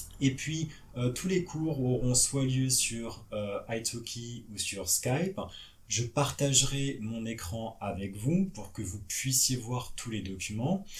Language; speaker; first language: French; native; French